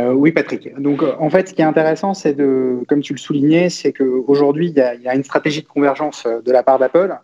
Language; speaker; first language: French; native; French